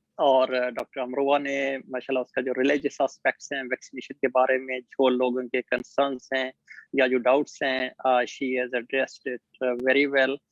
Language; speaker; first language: Urdu; native; Urdu